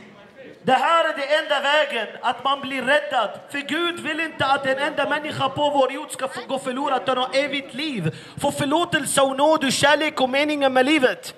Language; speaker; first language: Swedish; non-native, fluent; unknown